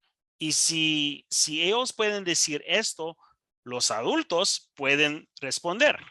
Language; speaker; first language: Spanish; non-native, learner; English